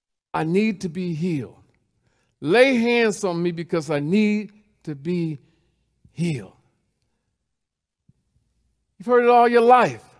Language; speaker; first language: English; native; English